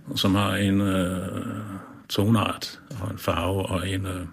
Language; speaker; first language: Danish; native; Danish